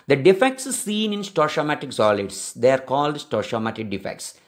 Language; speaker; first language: English; non-native, local second language; Malayalam